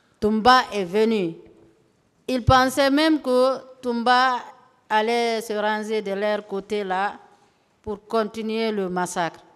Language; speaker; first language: French; non-native, local second language; Fula